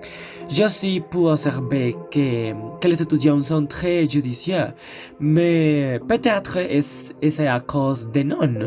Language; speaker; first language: French; non-native, learner; Spanish